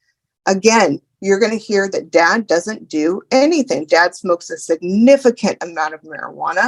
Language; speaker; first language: English; native; English